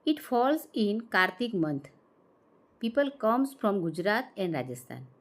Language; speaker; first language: English; non-native, local second language; Gujarati